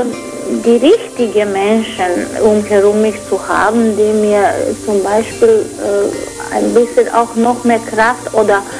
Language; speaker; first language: German; non-native, fluent; Croatian